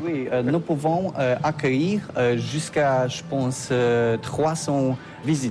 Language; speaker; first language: French; non-native, learner; Polish